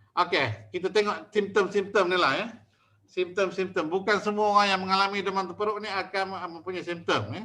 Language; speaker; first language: Malay; native; Malay